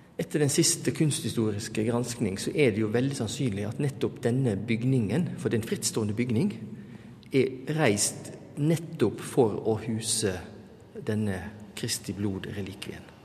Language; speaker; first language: Norwegian; native; Norwegian